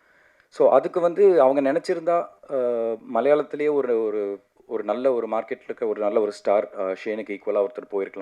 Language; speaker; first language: Tamil; native; Tamil